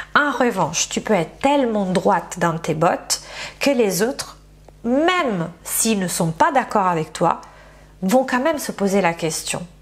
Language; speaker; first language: French; non-native, fluent; Italian